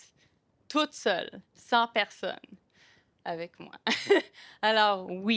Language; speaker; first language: French; non-native, local second language; English